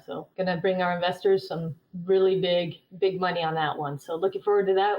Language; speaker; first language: English; native; English